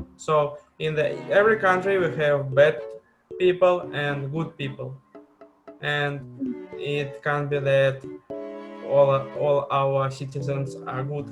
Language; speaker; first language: English; non-native, fluent; Russian